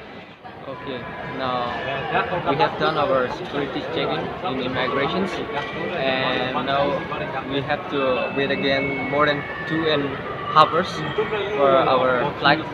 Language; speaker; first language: English; non-native, local second language; Karbi